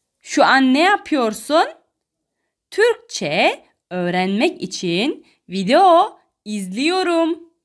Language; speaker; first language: Turkish; non-native, fluent; Arabic